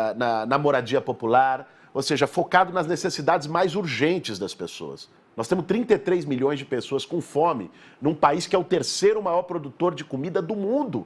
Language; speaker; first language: Portuguese; native; Portuguese